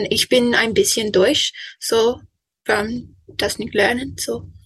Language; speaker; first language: German; non-native, learner; English